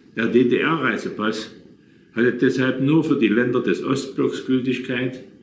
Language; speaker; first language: German; native; German